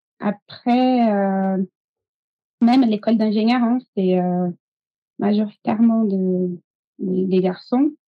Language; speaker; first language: French; non-native, fluent; Portuguese